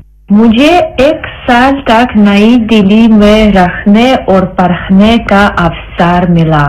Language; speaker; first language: Hindi; non-native, fluent; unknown